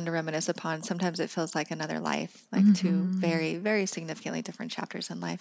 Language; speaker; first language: English; native; English